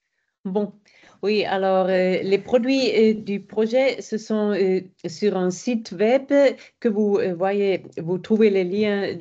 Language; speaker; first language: French; non-native, fluent; German